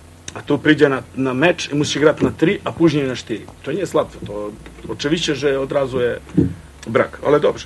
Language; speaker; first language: Polish; non-native, fluent; Croatian